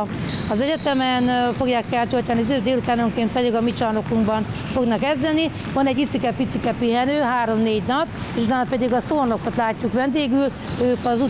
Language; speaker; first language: Hungarian; native; Hungarian